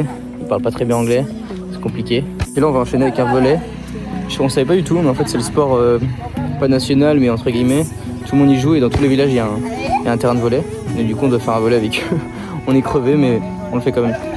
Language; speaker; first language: French; native; French